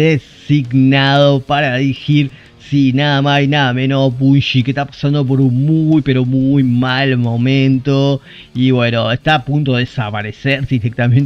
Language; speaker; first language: Spanish; native; Spanish